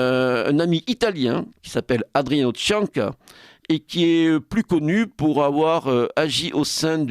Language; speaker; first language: French; native; French